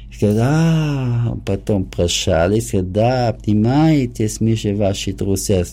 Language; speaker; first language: Russian; non-native, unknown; German